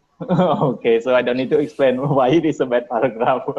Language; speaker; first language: English; non-native, learner; Vietnamese